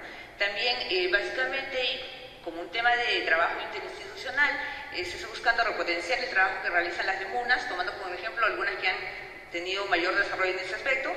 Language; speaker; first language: Spanish; native; Spanish